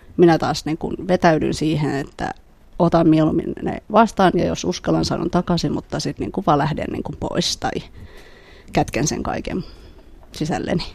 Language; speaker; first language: Finnish; early bilingual, other home language; Khmer